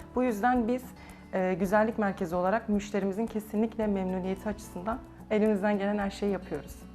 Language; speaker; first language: Turkish; native; Turkish